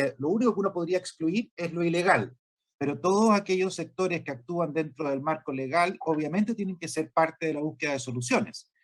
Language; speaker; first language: Spanish; native; Spanish